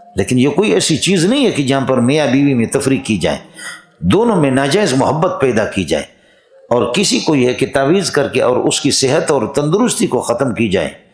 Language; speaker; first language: Urdu; non-native, local second language; Brahui